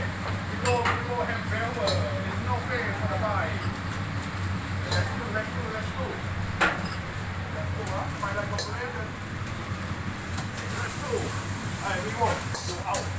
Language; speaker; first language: English; non-native, learner; Burmese